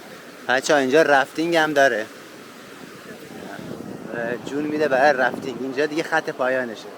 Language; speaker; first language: Persian; native; Persian